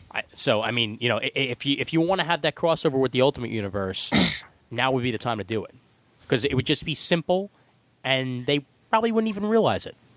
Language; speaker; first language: English; native; English